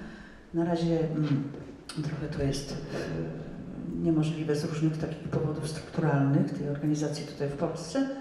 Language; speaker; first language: Polish; non-native, fluent; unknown